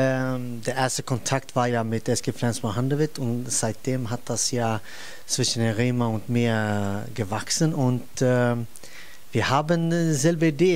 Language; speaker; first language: German; non-native, fluent; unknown